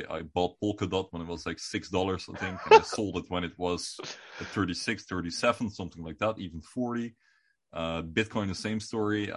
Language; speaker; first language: English; non-native, fluent; Dutch